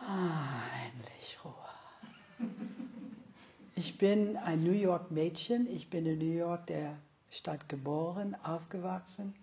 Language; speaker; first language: German; non-native, fluent; English